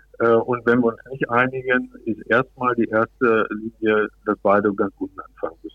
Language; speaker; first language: German; native; German